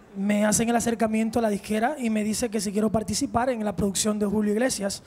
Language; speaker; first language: Spanish; early bilingual, heritage; Spanish